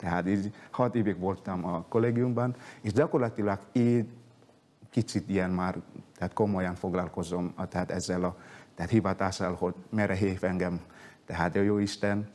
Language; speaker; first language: Hungarian; non-native, fluent; Indonesian